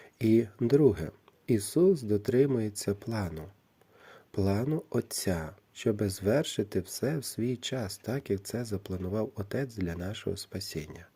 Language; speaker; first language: Ukrainian; native; Ukrainian